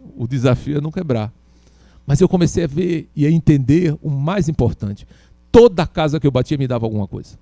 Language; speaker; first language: Portuguese; native; Portuguese